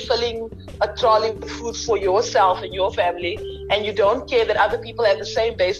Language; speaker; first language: English; native; English